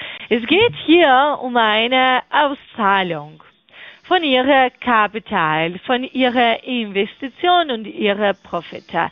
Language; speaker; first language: German; non-native, fluent; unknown